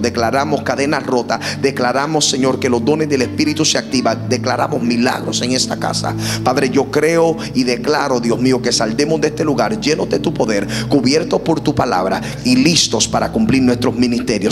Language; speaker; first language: Spanish; native; Spanish